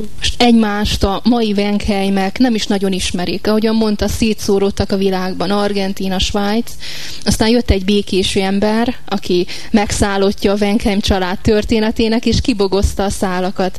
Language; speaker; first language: Hungarian; native; Hungarian